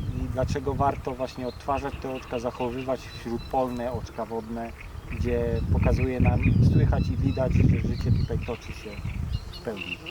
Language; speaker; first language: Polish; native; Polish